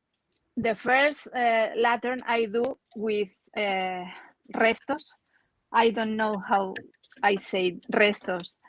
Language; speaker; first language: English; non-native, learner; Spanish